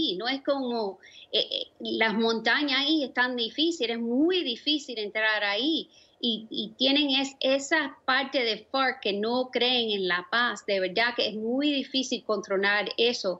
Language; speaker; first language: Spanish; early bilingual, other home language; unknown